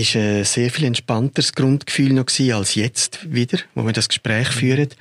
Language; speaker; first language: German; native; German